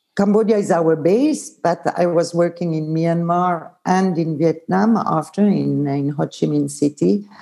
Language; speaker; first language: English; non-native, fluent; Swiss German